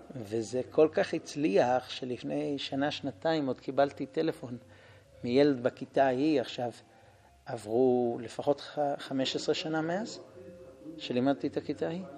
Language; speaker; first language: Hebrew; non-native, fluent; English